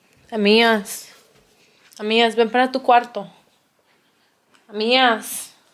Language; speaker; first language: Spanish; early bilingual, heritage; Spanish